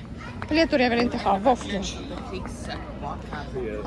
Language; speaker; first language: Swedish; non-native, learner; Russian